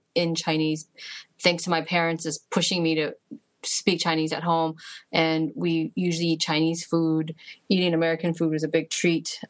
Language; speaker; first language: English; early bilingual, other home language; Chinese